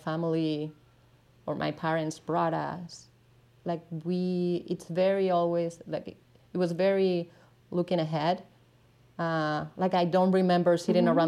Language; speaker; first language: English; non-native, fluent; Spanish